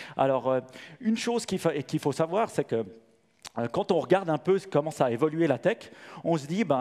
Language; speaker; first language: French; native; French